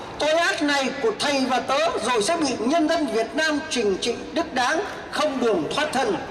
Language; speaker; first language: Vietnamese; native; Vietnamese